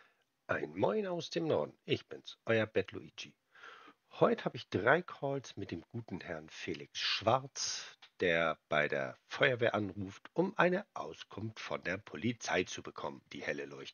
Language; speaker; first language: German; native; German